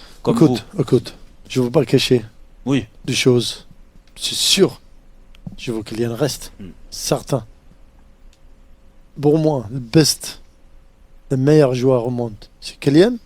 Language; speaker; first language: French; non-native, fluent; Arabic